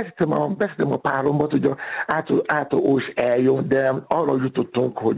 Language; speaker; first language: Hungarian; non-native, fluent; Yoruba